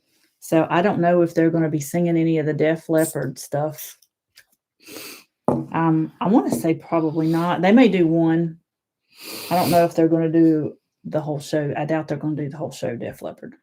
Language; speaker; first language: English; native; English